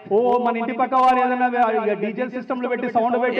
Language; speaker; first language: Telugu; native; Telugu